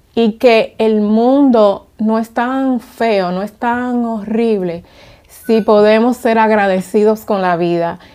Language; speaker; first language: Spanish; native; Spanish